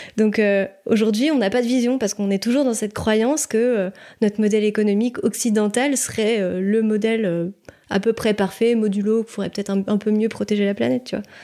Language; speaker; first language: French; native; French